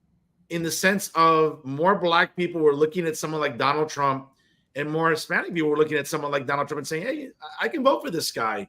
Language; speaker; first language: English; native; English